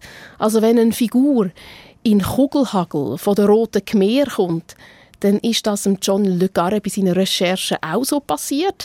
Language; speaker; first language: German; native; German